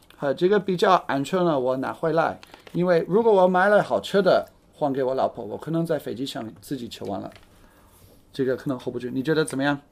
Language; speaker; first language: Chinese; non-native, fluent; English